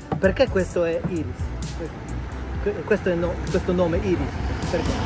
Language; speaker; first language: Italian; non-native, learner; Polish